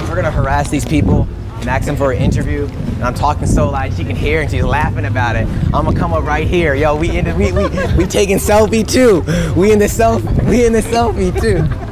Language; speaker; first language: English; native; English